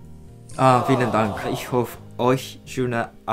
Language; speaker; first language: German; non-native, learner; Japanese